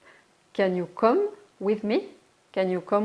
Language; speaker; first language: English; non-native, fluent; French